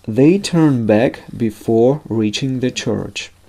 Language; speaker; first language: English; non-native, fluent; Russian